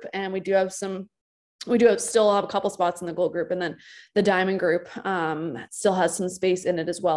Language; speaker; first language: English; native; English